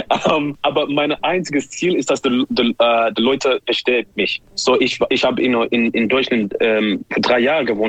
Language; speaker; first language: German; non-native, learner; English